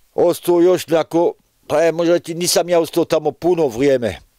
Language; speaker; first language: Croatian; non-native, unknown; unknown